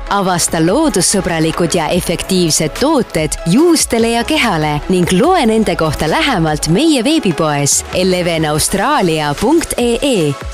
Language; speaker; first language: Estonian; native; Estonian